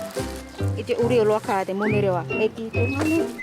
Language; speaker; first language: Korean; non-native, learner; Khmer